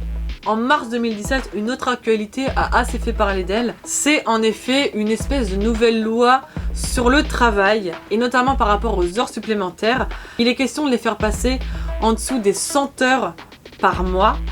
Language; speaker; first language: French; native; French